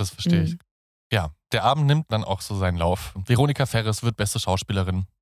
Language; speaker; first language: German; native; German